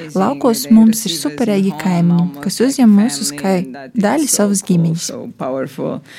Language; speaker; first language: Latvian; non-native, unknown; Portuguese